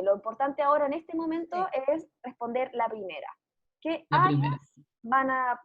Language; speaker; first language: Spanish; native; Spanish